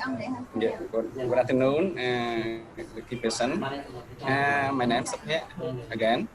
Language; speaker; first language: English; non-native, learner; Khmer